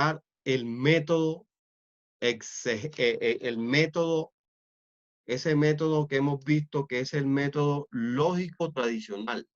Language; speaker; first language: Spanish; native; Spanish